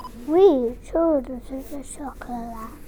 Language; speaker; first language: French; non-native, learner; English